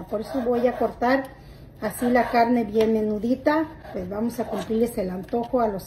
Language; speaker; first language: Spanish; native; Spanish